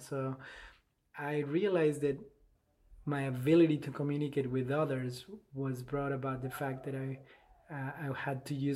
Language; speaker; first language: English; non-native, fluent; Spanish